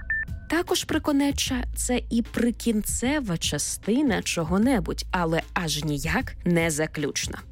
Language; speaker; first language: Ukrainian; native; Ukrainian